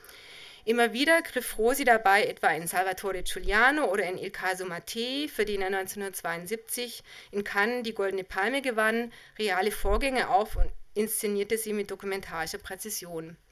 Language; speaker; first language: German; native; German